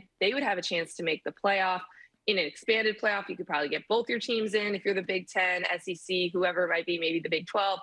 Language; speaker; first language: English; native; English